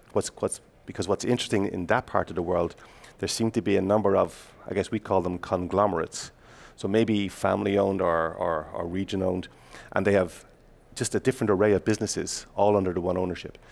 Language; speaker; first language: English; native; English